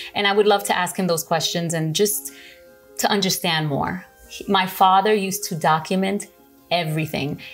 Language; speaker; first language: English; early bilingual, other home language; Spanish